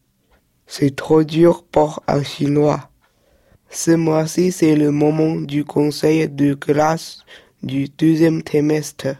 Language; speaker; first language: French; early bilingual, other home language; Chinese